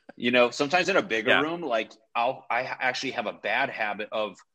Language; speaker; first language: English; native; English